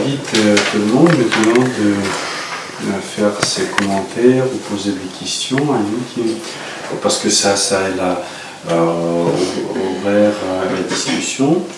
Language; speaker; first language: French; non-native, fluent; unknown